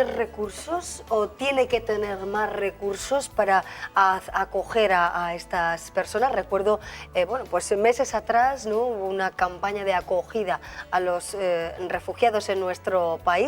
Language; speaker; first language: Spanish; native; Spanish